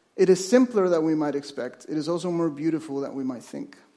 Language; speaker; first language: English; non-native, fluent; Spanish